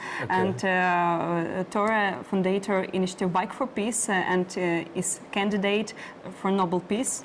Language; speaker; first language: English; non-native, learner; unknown